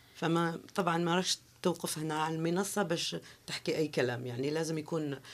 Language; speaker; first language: Arabic; non-native, local second language; Kabyle